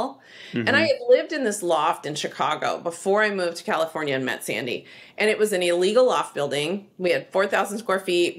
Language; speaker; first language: English; native; English